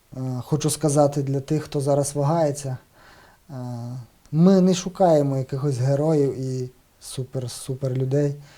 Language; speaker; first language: Ukrainian; native; Ukrainian